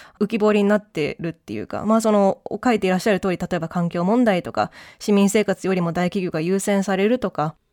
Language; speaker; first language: Japanese; early bilingual, heritage; Japanese